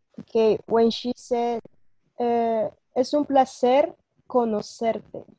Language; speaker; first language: Spanish; non-native, learner; English